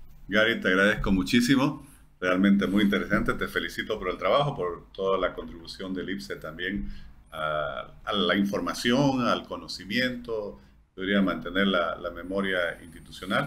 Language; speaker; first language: Spanish; native; Spanish